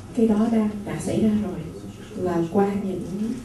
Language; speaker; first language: Vietnamese; native; Vietnamese